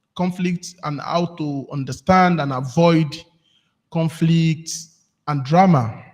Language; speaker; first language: English; non-native, local second language; Yoruba